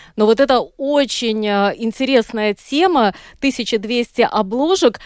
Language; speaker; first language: Russian; native; Russian